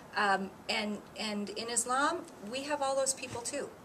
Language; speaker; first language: English; native; English